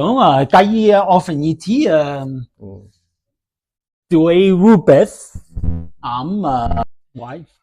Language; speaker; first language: Welsh; non-native, learner; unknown